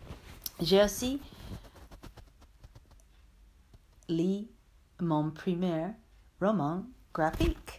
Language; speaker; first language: French; non-native, learner; English